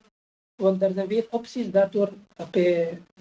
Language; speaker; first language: Dutch; non-native, fluent; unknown